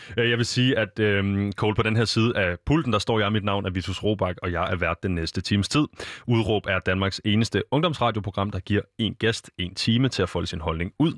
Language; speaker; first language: Danish; native; Danish